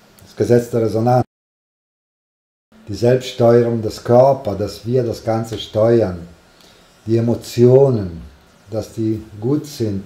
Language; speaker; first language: German; non-native, fluent; Italian